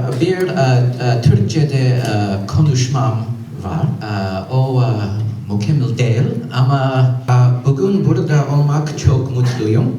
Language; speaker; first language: Turkish; non-native, learner; English